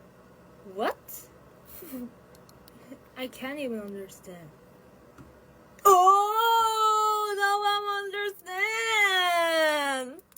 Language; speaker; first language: English; non-native, learner; Korean